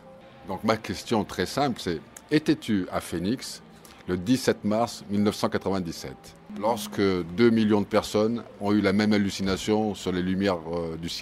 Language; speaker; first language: French; native; French